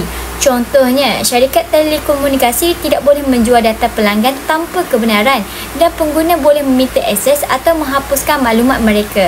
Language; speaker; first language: Malay; native; Malay